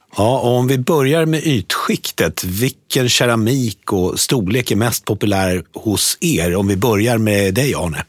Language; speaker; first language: Swedish; native; Swedish